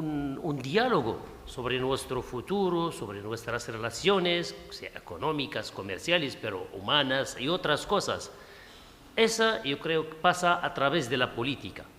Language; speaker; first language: Spanish; non-native, fluent; Arabic